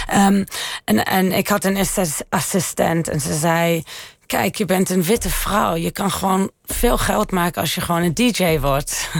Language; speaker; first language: Dutch; early bilingual, heritage; Dutch